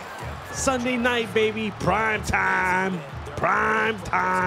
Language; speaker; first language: English; native; English